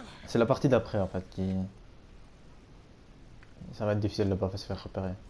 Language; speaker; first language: French; native; French